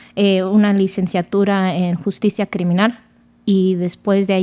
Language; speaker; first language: Spanish; early bilingual, other home language; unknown